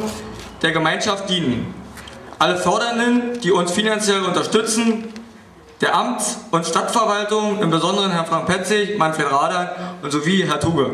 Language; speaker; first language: German; native; German